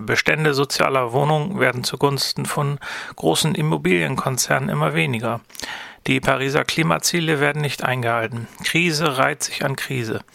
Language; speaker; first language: German; native; German